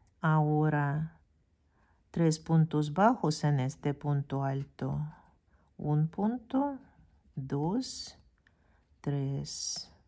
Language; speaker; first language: Spanish; non-native, fluent; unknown